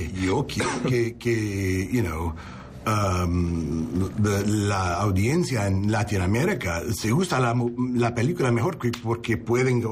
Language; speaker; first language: Spanish; early bilingual, heritage; English